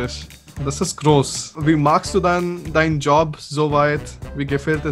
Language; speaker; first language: German; non-native, fluent; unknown